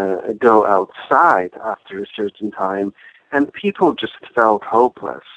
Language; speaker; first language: English; non-native, fluent; Polish